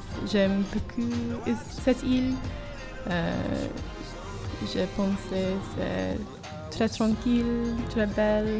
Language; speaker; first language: French; non-native, learner; English